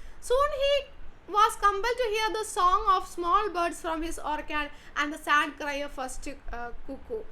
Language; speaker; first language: English; non-native, local second language; Malayalam